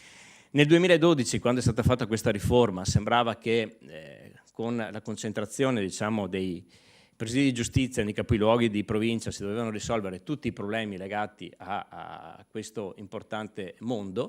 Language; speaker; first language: Italian; native; Italian